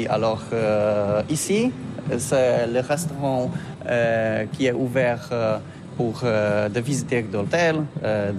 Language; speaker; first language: French; non-native, learner; Polish